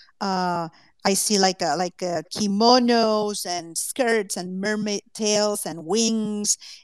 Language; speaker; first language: English; non-native, fluent; Spanish